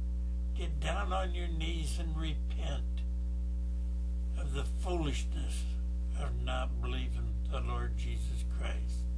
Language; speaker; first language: English; native; English